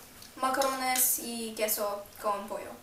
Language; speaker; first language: Spanish; non-native, learner; English